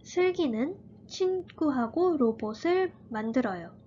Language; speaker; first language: Korean; early bilingual, heritage; Korean